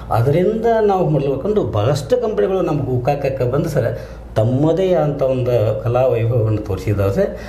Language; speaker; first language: Kannada; native; Kannada